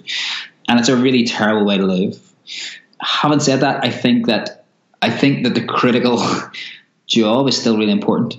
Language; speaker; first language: English; native; English